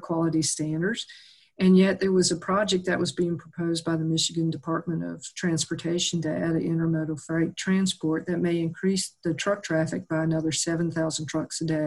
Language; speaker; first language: English; native; English